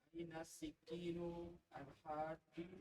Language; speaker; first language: Arabic; non-native, learner; Indonesian